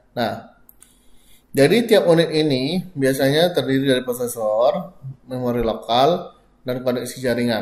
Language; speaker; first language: Indonesian; native; Indonesian